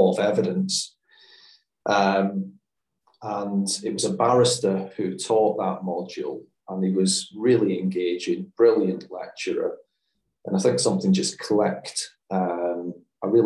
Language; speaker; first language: English; native; English